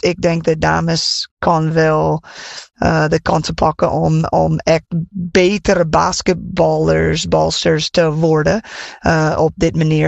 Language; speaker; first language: Dutch; non-native, fluent; English